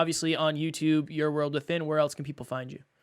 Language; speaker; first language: English; native; English